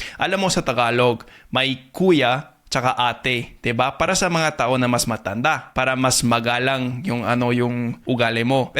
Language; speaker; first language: Filipino; non-native, fluent; English